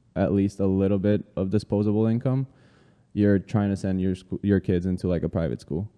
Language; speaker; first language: English; early bilingual, other home language; Spanish